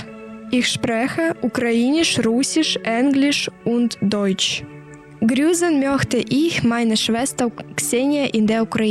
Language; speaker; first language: German; non-native, learner; Ukrainian